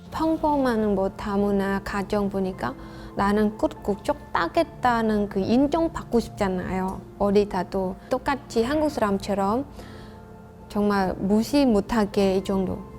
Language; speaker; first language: Korean; non-native, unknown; Khmer